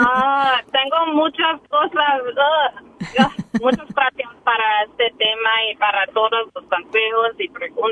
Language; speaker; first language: Spanish; non-native, learner; English